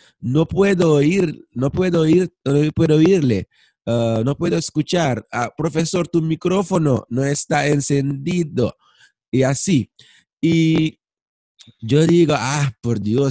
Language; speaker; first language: Spanish; non-native, fluent; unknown